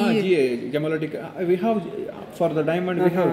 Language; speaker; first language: English; non-native, learner; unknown